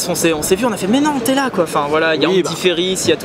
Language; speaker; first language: French; native; French